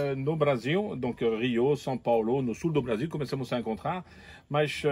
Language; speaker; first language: Portuguese; non-native, fluent; French